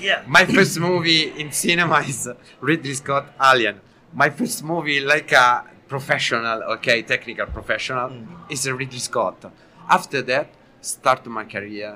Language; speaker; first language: English; non-native, learner; Italian